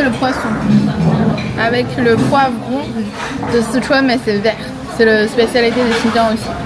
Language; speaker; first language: French; non-native, learner; Chinese